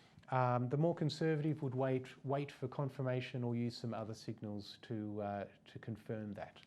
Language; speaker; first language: English; native; English